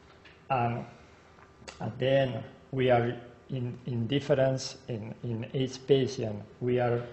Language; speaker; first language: English; non-native, learner; Spanish